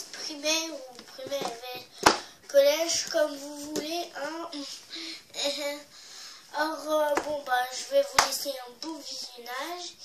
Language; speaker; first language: French; native; French